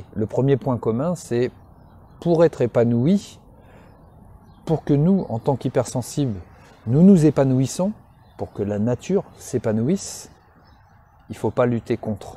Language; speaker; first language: French; native; French